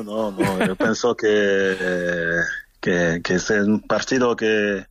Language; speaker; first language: Spanish; non-native, learner; French